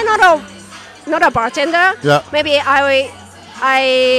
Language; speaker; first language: English; non-native, learner; Japanese